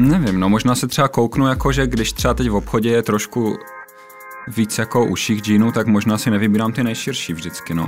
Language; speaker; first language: Czech; native; Czech